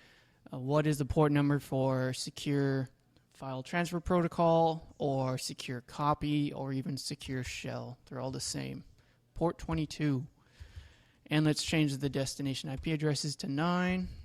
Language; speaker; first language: English; native; English